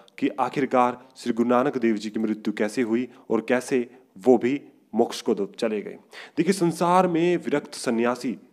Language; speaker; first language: Hindi; non-native, local second language; Punjabi